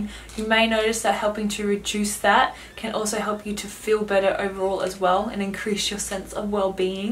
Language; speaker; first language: English; native; English